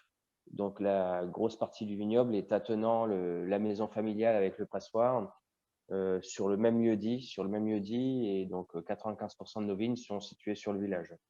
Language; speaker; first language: French; native; French